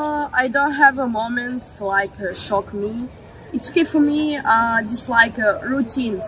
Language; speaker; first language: English; non-native, learner; Russian